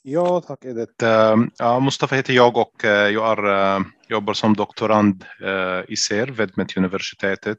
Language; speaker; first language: Swedish; non-native, fluent; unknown